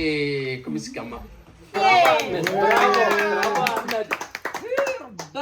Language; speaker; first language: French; non-native, learner; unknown